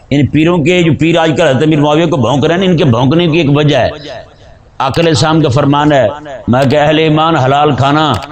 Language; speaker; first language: Urdu; native; Urdu